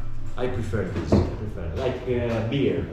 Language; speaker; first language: English; non-native, learner; Italian